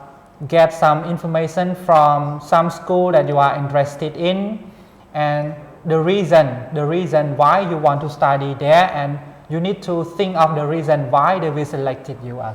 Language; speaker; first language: English; non-native, fluent; Khmer